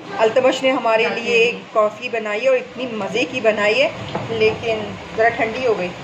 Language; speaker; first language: Urdu; non-native, local second language; Baluchi